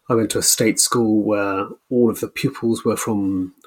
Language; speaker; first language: English; native; English